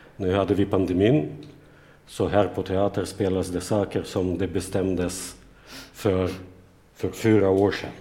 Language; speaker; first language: Swedish; non-native, fluent; Russian